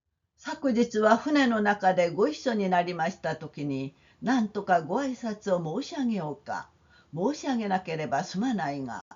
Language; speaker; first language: Japanese; non-native, fluent; Korean